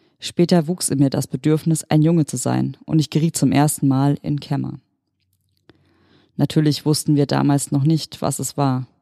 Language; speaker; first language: German; native; German